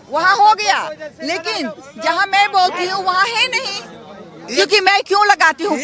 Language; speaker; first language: Hindi; early bilingual, heritage; Caribbean Hindustani